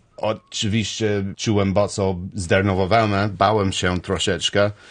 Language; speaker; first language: Polish; non-native, learner; English